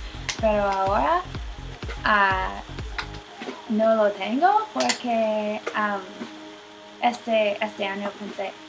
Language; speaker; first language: Spanish; non-native, learner; English